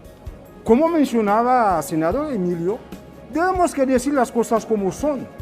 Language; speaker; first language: Spanish; non-native, fluent; Haitian Creole